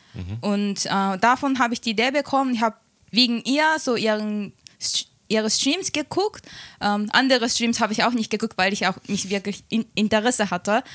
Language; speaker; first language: German; non-native, fluent; Japanese